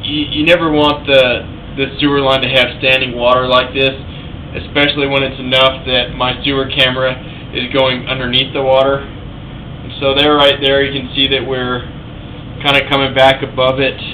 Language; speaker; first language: English; native; English